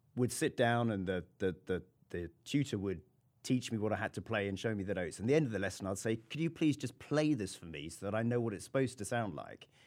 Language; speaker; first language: English; native; English